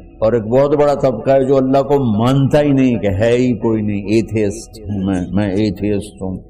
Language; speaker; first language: Urdu; non-native, local second language; Punjabi